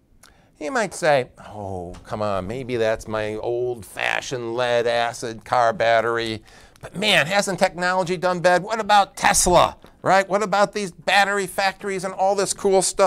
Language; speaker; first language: English; native; English